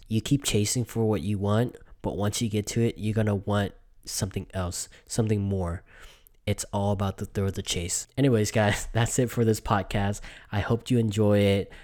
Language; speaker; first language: English; early bilingual, other home language; Vietnamese